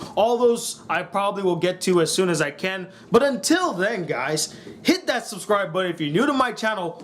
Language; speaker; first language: English; native; English